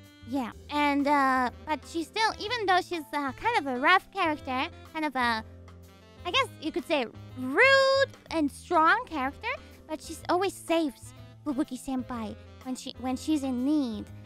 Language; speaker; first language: English; non-native, fluent; German